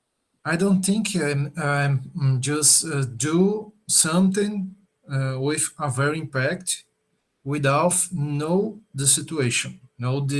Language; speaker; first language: English; non-native, learner; Portuguese